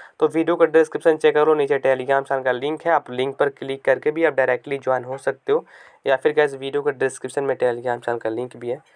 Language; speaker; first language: Hindi; native; Hindi